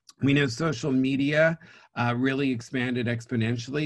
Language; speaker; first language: English; native; English